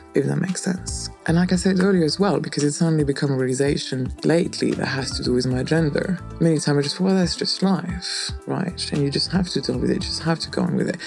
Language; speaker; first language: English; non-native, fluent; French